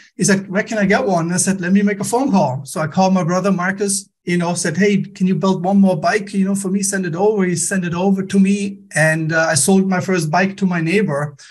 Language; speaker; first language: English; non-native, fluent; German